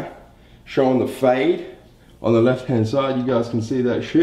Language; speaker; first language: English; native; English